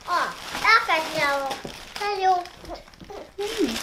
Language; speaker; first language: Romanian; early bilingual, heritage; Romanian